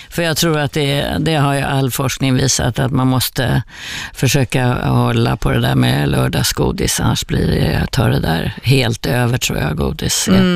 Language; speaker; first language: Swedish; native; Swedish